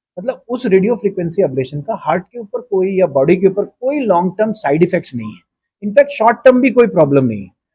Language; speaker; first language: Hindi; native; Hindi